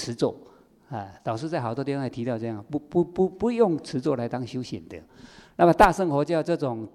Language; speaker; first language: Chinese; native; Chinese